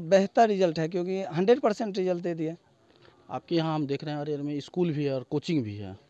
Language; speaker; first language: Hindi; non-native, local second language; Maithili